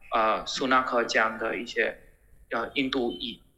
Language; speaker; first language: Chinese; non-native, fluent; Gujarati